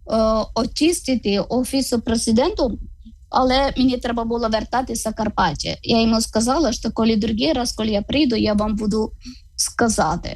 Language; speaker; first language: Ukrainian; non-native, learner; Malayalam